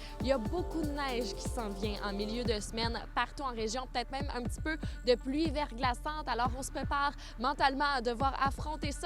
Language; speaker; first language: French; native; French